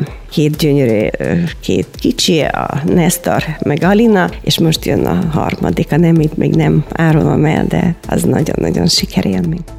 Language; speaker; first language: Hungarian; non-native, fluent; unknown